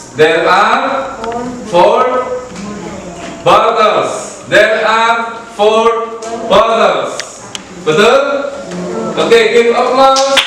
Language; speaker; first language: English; non-native, fluent; Indonesian